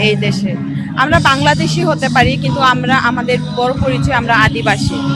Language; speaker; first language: Bangla; non-native, local second language; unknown